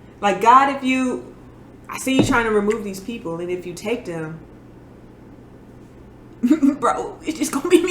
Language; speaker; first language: English; native; English